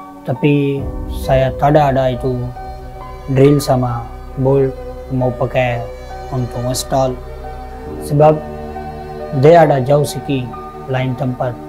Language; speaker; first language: Indonesian; non-native, learner; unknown